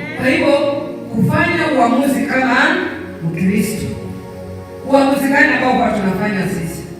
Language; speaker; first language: Swahili; non-native, local second language; Luyia